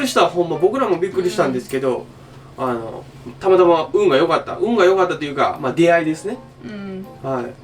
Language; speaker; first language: Japanese; native; Japanese